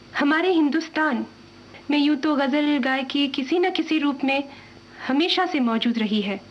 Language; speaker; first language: Hindi; non-native, local second language; Tamil